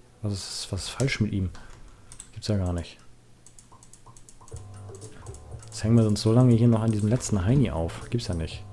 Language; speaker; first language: German; native; German